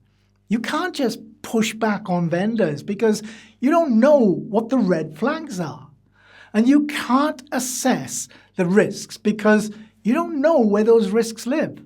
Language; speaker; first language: English; native; English